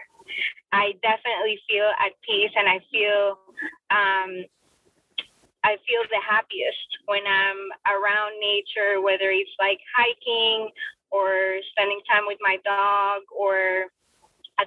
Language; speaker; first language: English; non-native, fluent; Spanish